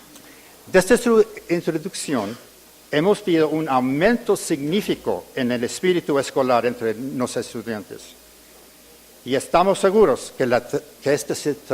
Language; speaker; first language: Spanish; early bilingual, heritage; English